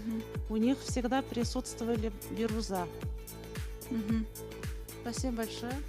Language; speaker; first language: Russian; non-native, local second language; Bashkir